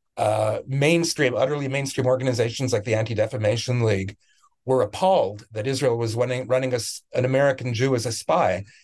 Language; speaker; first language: English; native; English